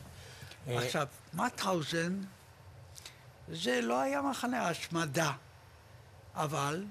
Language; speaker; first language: Hebrew; non-native, fluent; Polish